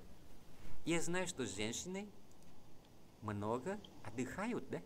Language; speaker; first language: Russian; non-native, fluent; Vietnamese